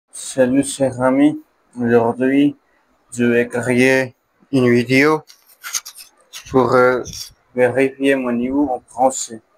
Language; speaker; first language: French; non-native, learner; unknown